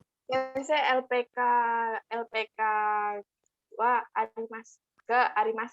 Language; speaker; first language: Japanese; non-native, learner; Indonesian